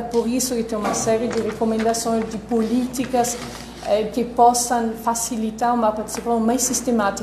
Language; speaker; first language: Portuguese; non-native, fluent; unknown